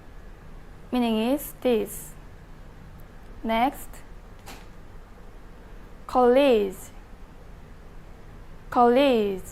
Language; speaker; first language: English; non-native, learner; Indonesian